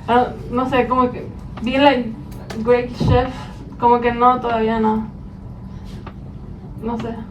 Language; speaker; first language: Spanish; early bilingual, other home language; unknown